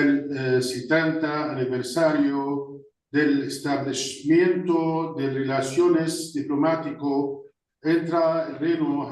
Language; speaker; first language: Spanish; non-native, learner; Arabic